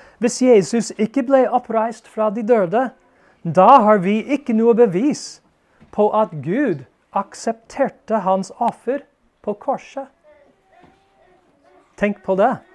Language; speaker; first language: Norwegian; non-native, fluent; English